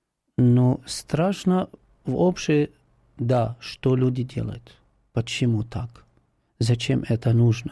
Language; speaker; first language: Russian; non-native, fluent; Arabic